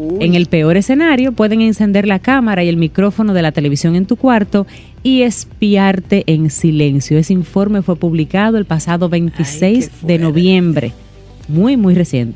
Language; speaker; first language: Spanish; native; Spanish